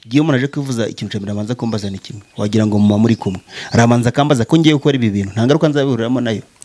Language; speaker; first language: Kinyarwanda; early bilingual, heritage; Kinyarwanda